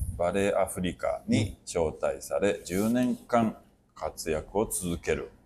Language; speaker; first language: Japanese; native; Japanese